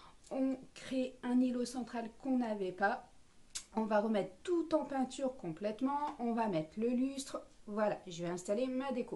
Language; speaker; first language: French; native; French